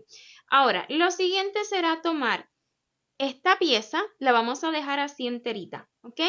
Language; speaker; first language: Spanish; native; Spanish